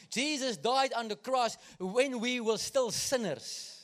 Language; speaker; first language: English; non-native, local second language; Afrikaans